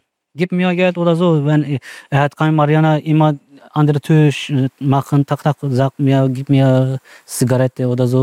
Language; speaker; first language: German; non-native, learner; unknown